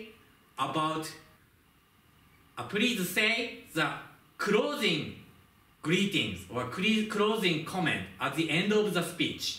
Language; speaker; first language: English; non-native, fluent; Japanese